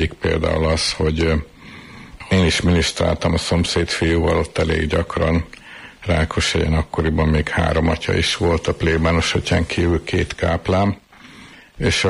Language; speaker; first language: Hungarian; native; Hungarian